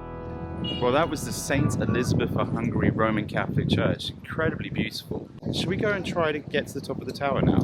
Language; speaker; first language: English; native; English